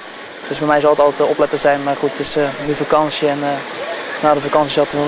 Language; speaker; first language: Dutch; native; Dutch